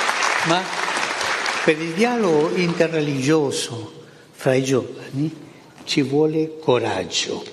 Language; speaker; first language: Italian; non-native, fluent; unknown